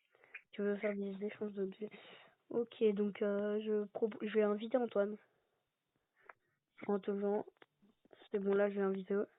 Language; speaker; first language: French; native; French